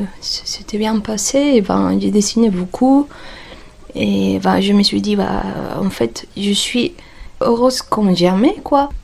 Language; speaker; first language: French; non-native, fluent; Spanish